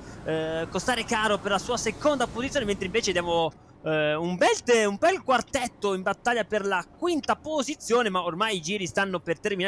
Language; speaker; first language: Italian; native; Italian